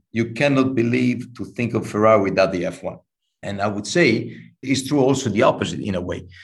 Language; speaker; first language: English; non-native, fluent; Italian